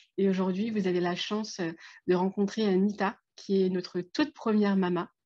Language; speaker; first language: French; native; French